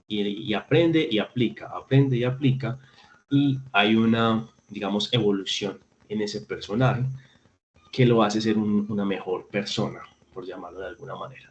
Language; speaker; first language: Spanish; native; Spanish